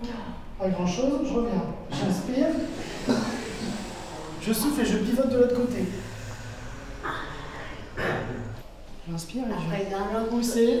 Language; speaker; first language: French; native; French